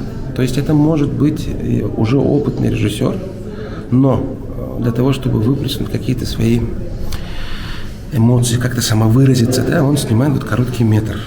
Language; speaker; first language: Russian; native; Russian